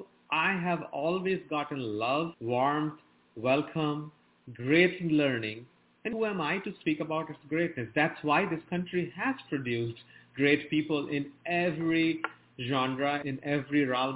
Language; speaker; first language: English; non-native, local second language; Bangla